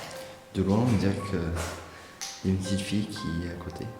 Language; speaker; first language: French; native; French